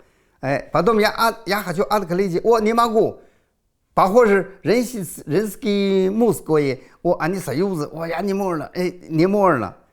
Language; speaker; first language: Russian; non-native, learner; Chinese